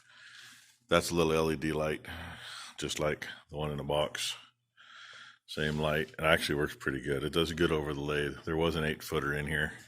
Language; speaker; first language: English; native; English